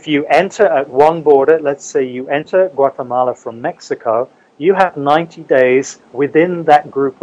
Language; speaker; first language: English; native; English